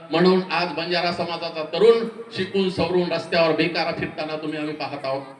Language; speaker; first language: Marathi; non-native, local second language; Lambadi